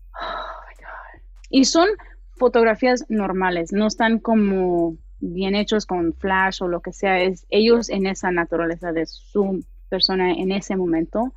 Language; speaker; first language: Spanish; early bilingual, heritage; Spanish